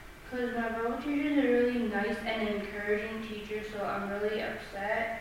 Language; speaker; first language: English; non-native, fluent; Chinese